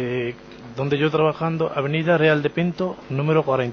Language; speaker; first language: Spanish; non-native, learner; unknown